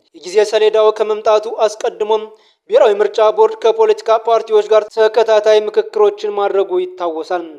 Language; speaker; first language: Amharic; native; Amharic